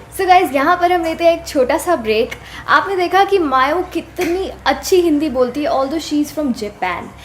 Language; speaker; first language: Hindi; native; Hindi